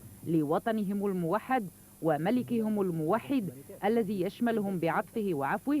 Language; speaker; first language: Arabic; native; Arabic